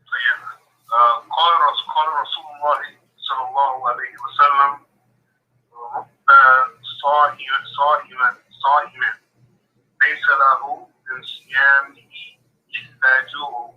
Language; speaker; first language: Arabic; non-native, learner; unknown